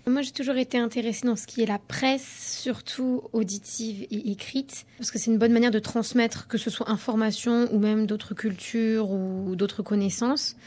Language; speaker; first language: French; early bilingual, heritage; French